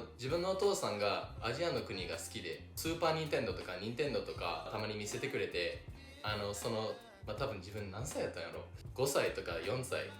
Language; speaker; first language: Japanese; non-native, fluent; English